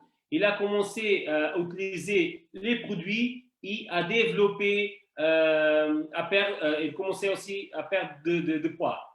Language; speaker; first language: French; non-native, fluent; Portuguese